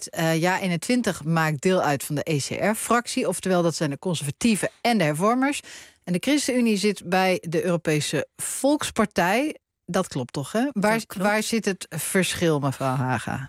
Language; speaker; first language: Dutch; native; Dutch